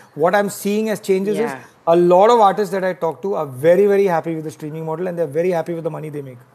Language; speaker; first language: English; non-native, local second language; Tamil